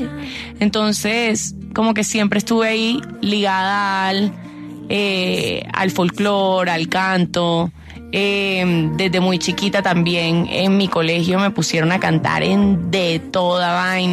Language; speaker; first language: Spanish; native; Spanish